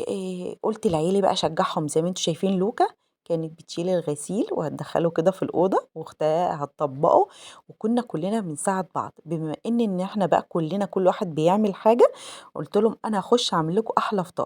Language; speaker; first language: Arabic; native; Arabic